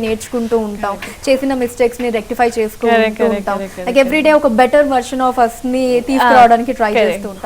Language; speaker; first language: Telugu; native; Telugu